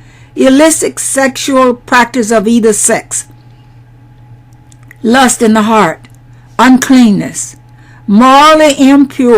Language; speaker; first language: English; native; English